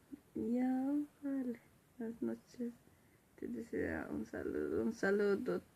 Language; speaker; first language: Spanish; non-native, learner; Swedish